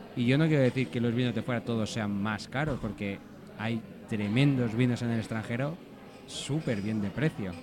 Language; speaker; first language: Spanish; native; Spanish